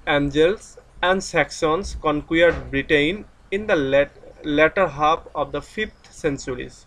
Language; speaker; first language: English; non-native, local second language; Bangla